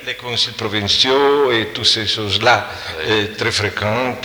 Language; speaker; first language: French; non-native, fluent; Italian